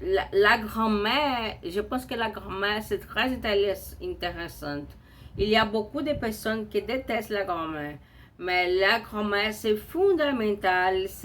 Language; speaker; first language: French; non-native, learner; Portuguese